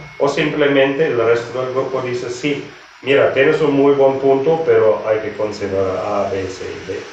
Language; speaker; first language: Spanish; non-native, fluent; German